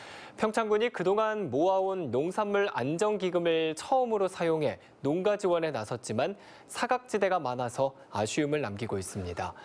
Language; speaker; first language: Korean; native; Korean